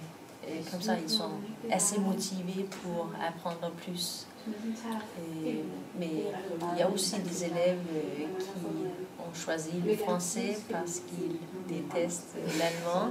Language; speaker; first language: French; non-native, fluent; Danish